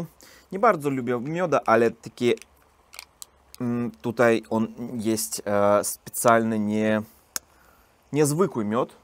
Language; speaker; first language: Polish; non-native, learner; Russian